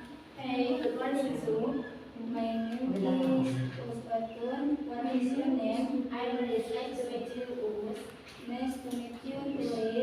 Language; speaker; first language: English; non-native, learner; Indonesian